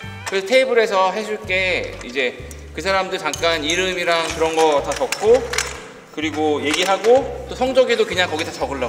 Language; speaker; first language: Korean; native; Korean